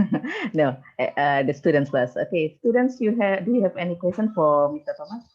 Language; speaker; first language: English; non-native, fluent; Indonesian